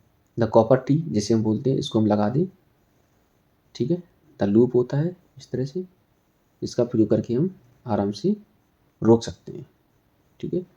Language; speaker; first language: Hindi; native; Hindi